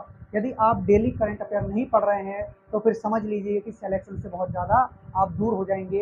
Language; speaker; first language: Hindi; native; Hindi